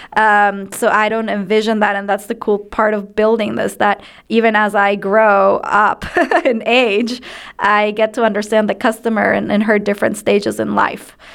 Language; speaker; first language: English; non-native, fluent; Spanish